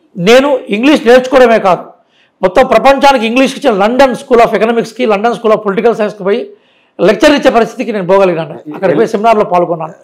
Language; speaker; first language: Telugu; non-native, local second language; Urdu